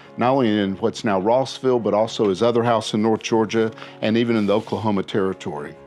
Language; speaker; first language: English; native; English